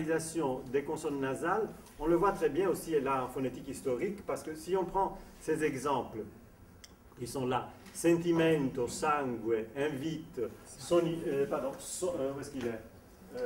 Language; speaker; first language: French; non-native, fluent; Italian